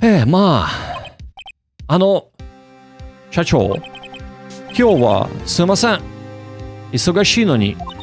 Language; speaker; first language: Japanese; non-native, learner; English